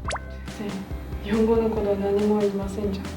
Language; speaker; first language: Japanese; non-native, learner; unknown